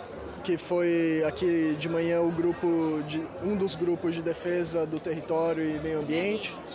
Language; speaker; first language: Portuguese; native; Portuguese